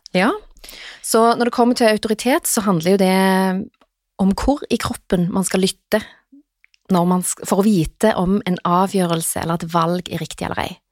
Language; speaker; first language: Norwegian; native; Norwegian